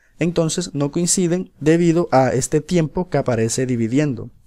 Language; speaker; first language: Spanish; native; Spanish